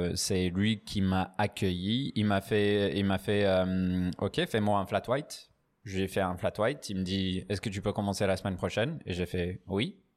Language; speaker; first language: French; non-native, fluent; English